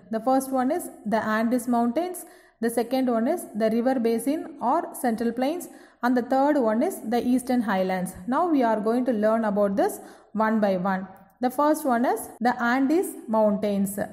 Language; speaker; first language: English; non-native, local second language; Tamil